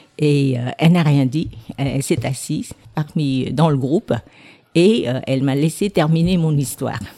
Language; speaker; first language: French; non-native, fluent; Vietnamese